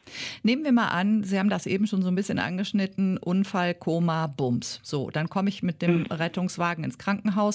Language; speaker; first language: German; native; German